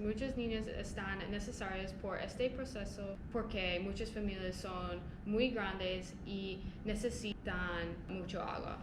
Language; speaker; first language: Spanish; non-native, learner; English